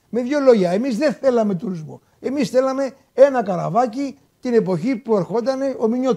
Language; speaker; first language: Greek; native; Greek